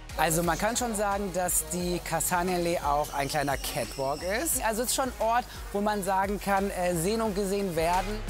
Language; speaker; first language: German; native; German